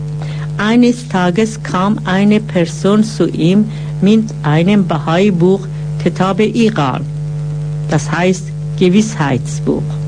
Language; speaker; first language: German; non-native, fluent; Persian